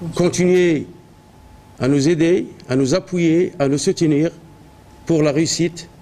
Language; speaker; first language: French; non-native, local second language; Arabic